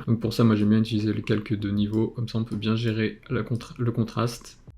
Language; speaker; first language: French; native; French